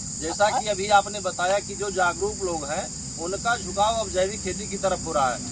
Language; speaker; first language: Hindi; native; Hindi